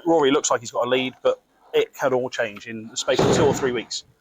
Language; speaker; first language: English; native; English